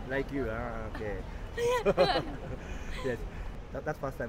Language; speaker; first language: English; non-native, learner; Japanese